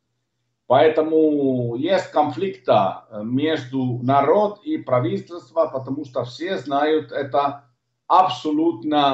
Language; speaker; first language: Russian; non-native, learner; Italian